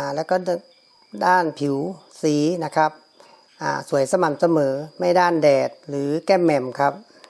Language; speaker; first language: Thai; native; Thai